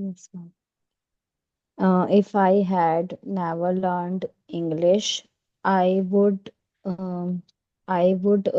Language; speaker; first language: English; non-native, learner; Hindi